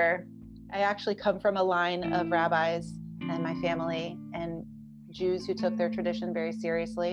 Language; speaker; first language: English; native; English